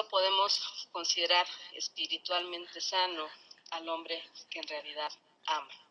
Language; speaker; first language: Spanish; native; Spanish